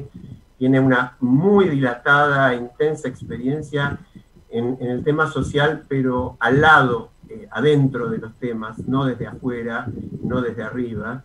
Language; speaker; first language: Spanish; native; Spanish